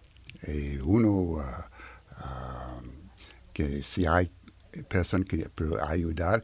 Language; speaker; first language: Spanish; non-native, learner; French